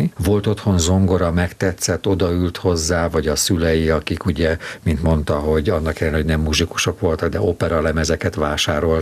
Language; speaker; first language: Hungarian; native; Hungarian